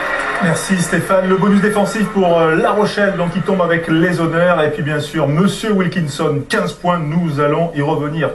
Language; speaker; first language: French; native; French